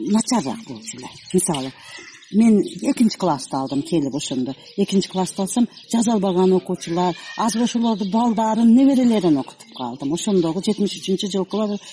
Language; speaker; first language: Kyrgyz; non-native, local second language; Uzbek